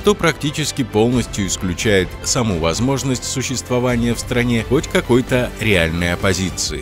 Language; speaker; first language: Russian; native; Russian